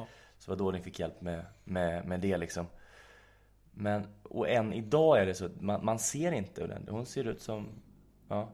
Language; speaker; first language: Swedish; native; Swedish